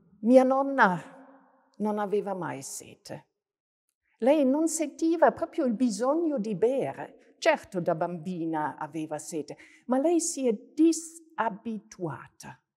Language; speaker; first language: Italian; non-native, fluent; German